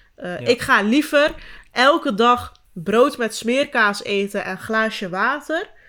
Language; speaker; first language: Dutch; early bilingual, other home language; Turkish